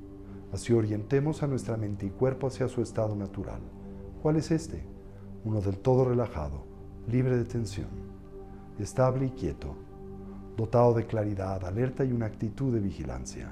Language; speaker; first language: Spanish; native; Spanish